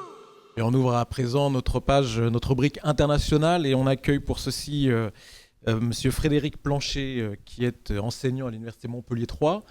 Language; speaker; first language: French; native; French